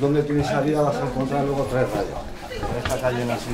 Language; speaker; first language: Spanish; non-native, fluent; Arabic